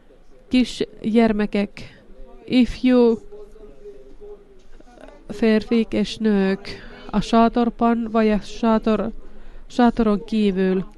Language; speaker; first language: Hungarian; non-native, learner; Finnish